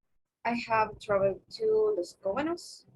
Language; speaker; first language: English; non-native, learner; Spanish